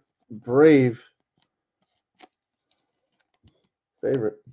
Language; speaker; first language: English; native; English